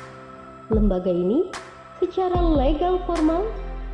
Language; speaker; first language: Indonesian; native; Indonesian